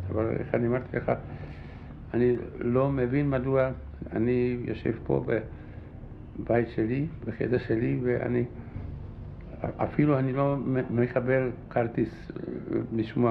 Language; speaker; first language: Hebrew; non-native, fluent; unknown